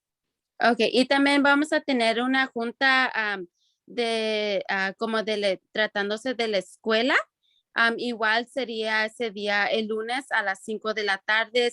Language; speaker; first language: Spanish; early bilingual, other home language; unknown